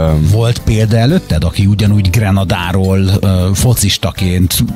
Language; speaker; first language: Hungarian; native; Hungarian